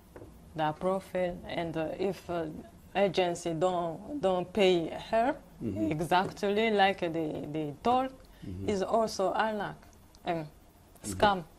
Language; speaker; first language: English; non-native, learner; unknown